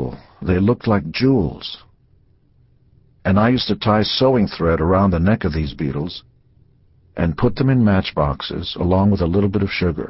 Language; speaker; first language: English; early bilingual, other home language; Hebrew